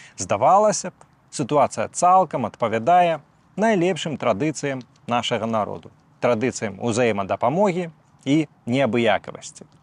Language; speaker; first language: Belarusian; native; Belarusian